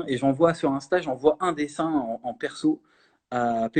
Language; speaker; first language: French; native; French